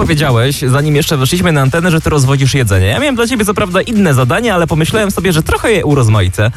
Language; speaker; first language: Polish; native; Polish